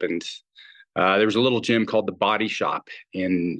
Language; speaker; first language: English; native; English